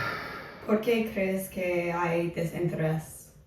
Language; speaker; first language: Spanish; non-native, fluent; English